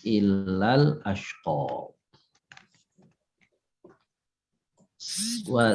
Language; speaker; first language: Arabic; non-native, fluent; Indonesian